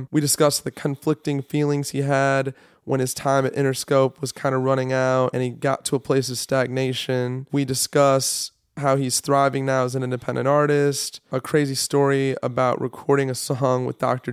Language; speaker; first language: English; native; English